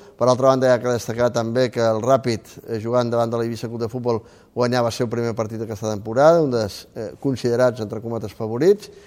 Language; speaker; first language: Catalan; native; Catalan